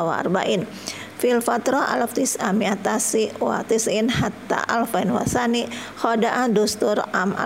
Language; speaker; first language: Arabic; non-native, learner; Indonesian